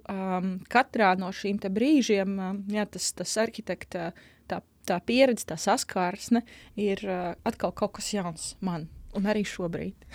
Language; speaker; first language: Latvian; native; Latvian